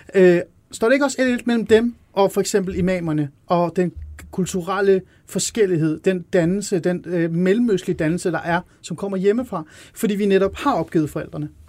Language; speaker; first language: Danish; early bilingual, other home language; Persian